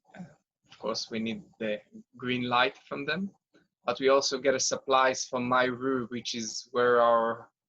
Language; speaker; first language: English; non-native, fluent; Hebrew